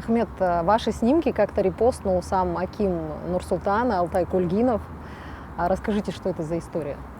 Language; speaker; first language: Russian; native; Russian